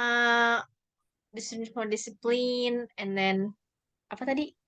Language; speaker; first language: English; non-native, learner; Indonesian